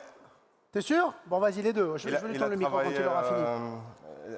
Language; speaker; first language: French; native; French